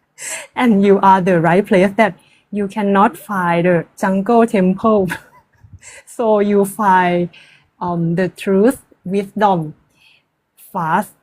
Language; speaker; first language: English; non-native, learner; Thai